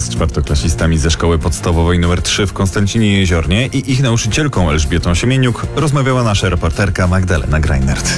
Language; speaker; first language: Polish; native; Polish